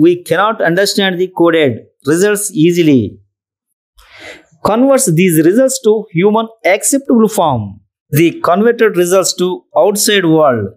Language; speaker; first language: English; non-native, local second language; Telugu